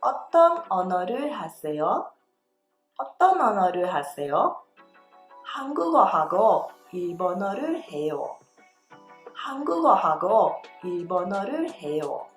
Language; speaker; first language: Korean; non-native, fluent; Portuguese